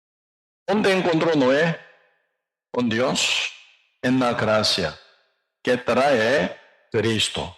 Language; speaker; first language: Spanish; non-native, learner; Korean